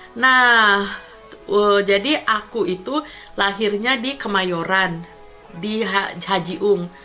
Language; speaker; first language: Indonesian; native; Indonesian